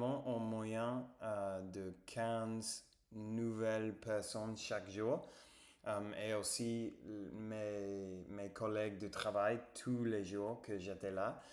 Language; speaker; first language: French; non-native, fluent; English